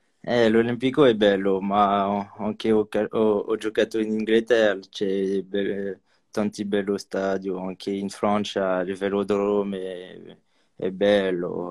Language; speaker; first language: Italian; non-native, learner; French